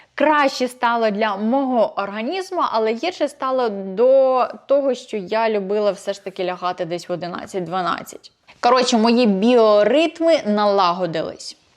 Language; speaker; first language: Ukrainian; non-native, local second language; Russian